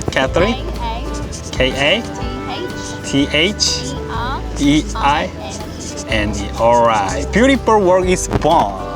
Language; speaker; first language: English; non-native, learner; Korean